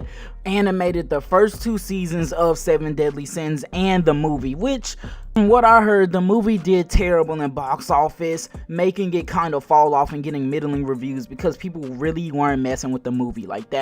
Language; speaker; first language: English; native; English